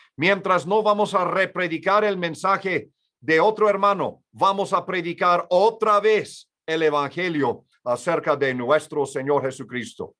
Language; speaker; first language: Spanish; non-native, fluent; English